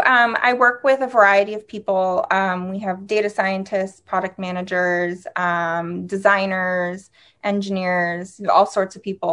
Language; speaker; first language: English; native; English